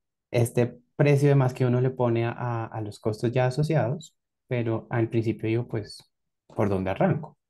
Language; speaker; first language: Spanish; native; Spanish